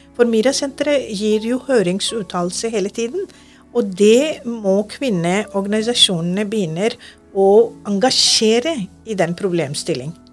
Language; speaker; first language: Norwegian; non-native, fluent; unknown